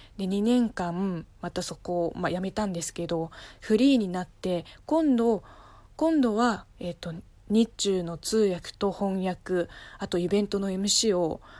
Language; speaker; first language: Japanese; non-native, fluent; Chinese